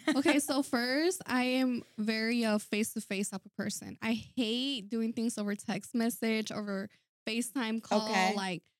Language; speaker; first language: English; early bilingual, other home language; Spanish